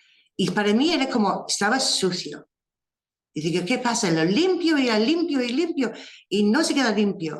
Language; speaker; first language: Spanish; non-native, fluent; English